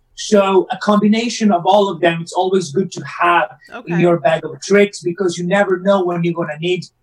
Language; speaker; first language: English; non-native, fluent; Italian